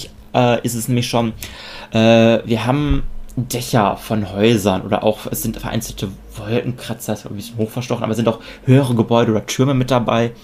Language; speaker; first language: German; native; German